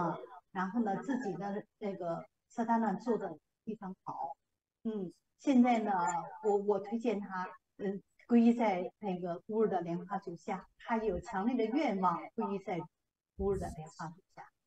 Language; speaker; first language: Chinese; native; Chinese